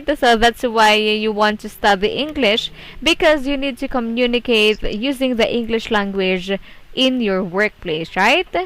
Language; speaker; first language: English; non-native, local second language; Filipino